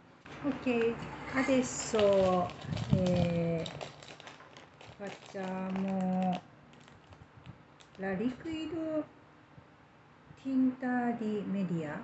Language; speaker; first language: Italian; non-native, learner; Japanese